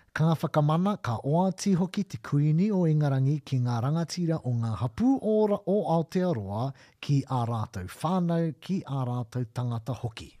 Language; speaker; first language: Māori; non-native, local second language; English